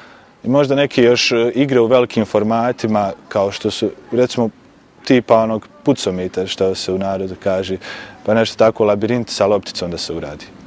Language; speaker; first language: Croatian; native; Croatian